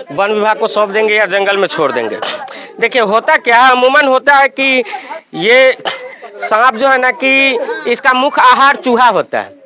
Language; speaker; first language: Hindi; native; Hindi